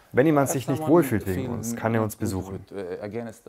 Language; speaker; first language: German; non-native, fluent; Arabic